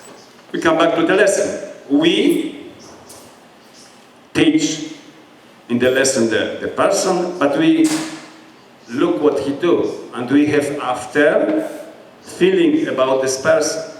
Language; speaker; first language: English; non-native, learner; Polish